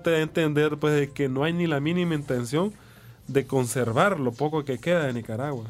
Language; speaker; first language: Spanish; native; Spanish